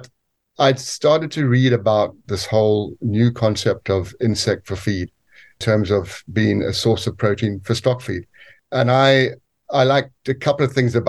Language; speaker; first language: English; native; English